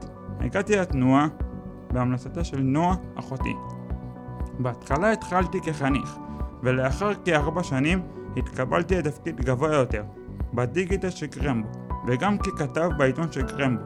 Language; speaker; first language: Hebrew; native; Hebrew